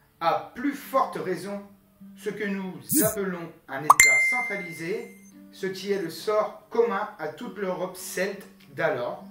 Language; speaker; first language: French; native; French